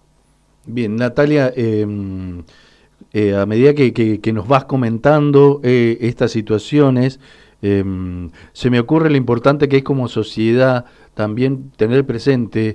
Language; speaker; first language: Spanish; native; Spanish